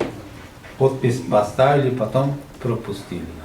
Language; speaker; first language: Russian; non-native, learner; Uzbek